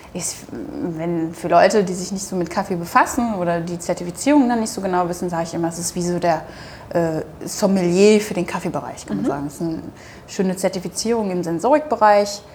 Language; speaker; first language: German; native; German